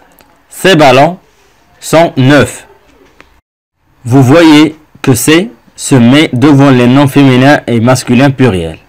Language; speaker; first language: French; non-native, local second language; Arabic